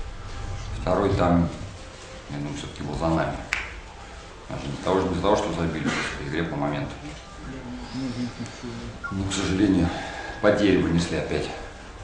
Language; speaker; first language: Russian; native; Russian